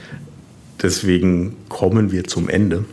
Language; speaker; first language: German; native; German